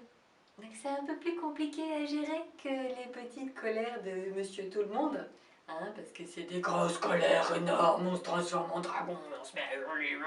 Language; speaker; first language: French; native; French